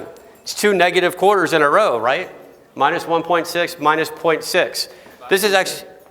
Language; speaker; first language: English; native; English